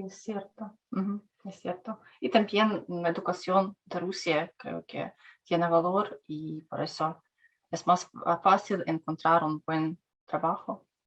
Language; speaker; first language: Spanish; non-native, learner; Russian